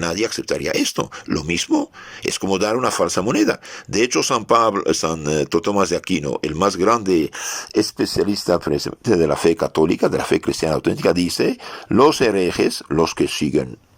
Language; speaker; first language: Spanish; non-native, fluent; French